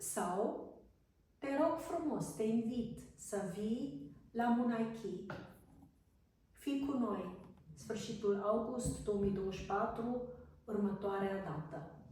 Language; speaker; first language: Romanian; non-native, fluent; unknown